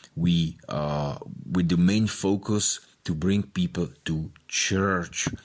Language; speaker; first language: English; non-native, fluent; Czech